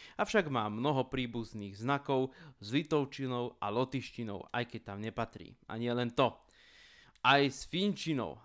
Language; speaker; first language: Slovak; native; Slovak